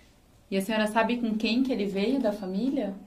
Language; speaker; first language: Portuguese; native; Portuguese